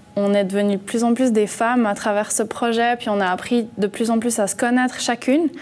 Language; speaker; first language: French; early bilingual, heritage; French